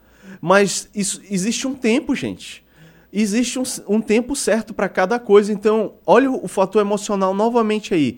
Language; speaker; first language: Portuguese; native; Portuguese